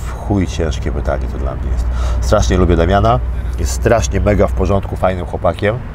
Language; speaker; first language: Polish; early bilingual, other home language; Armenian